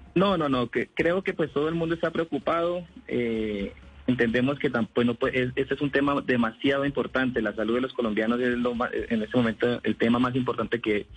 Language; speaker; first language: Spanish; native; Spanish